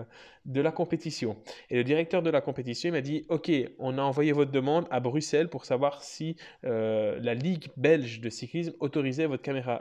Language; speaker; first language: French; native; French